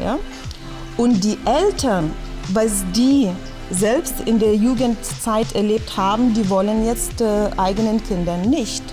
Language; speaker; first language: German; non-native, fluent; Lithuanian